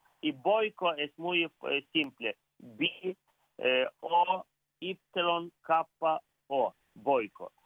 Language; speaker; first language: Spanish; non-native, fluent; Ukrainian